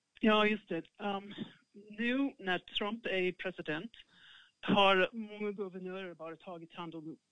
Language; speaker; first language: Swedish; non-native, fluent; English